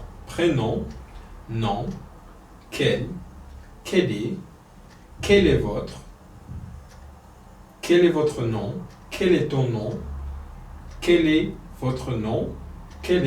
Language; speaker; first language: French; non-native, fluent; Polish